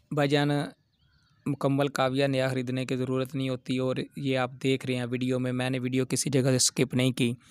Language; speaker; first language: Urdu; non-native, local second language; Punjabi